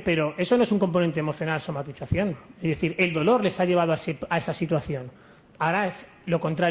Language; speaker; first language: Spanish; native; Spanish